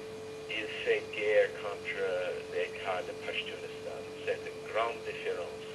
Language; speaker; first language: French; non-native, fluent; English